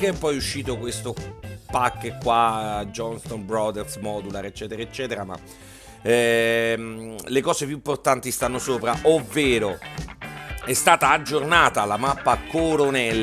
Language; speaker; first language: Italian; native; Italian